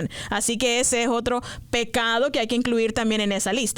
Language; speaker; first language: Spanish; native; Spanish